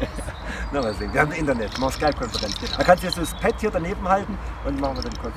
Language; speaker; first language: German; native; German